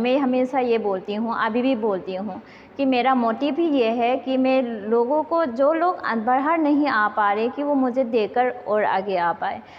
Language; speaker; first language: Hindi; non-native, local second language; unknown